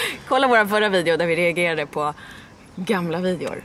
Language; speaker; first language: Swedish; native; Swedish